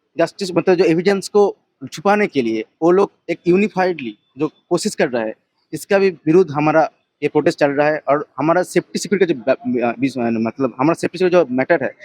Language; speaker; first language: Hindi; non-native, local second language; Bangla